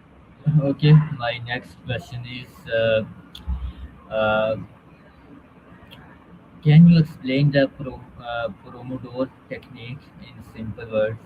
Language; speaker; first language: English; non-native, learner; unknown